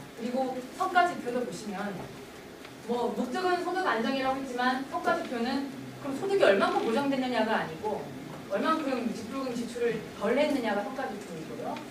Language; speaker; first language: Korean; native; Korean